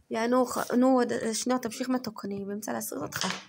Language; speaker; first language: Hebrew; native; Hebrew